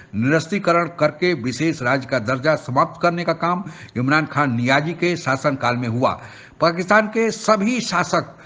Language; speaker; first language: Hindi; native; Hindi